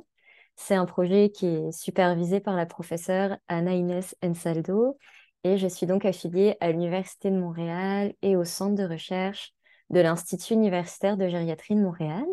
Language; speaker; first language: French; native; French